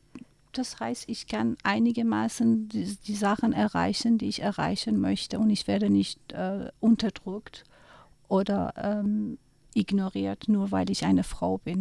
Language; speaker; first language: German; non-native, fluent; Persian